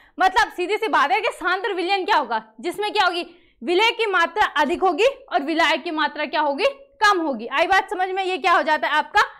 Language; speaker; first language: Hindi; native; Hindi